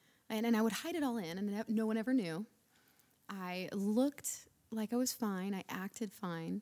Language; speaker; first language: English; native; English